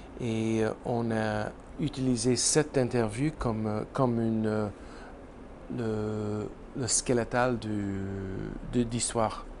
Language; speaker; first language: French; non-native, learner; English